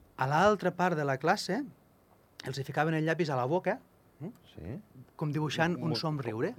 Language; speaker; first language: Catalan; native; Catalan